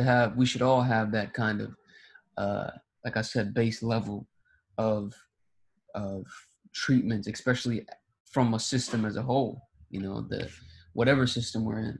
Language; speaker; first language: English; early bilingual, other home language; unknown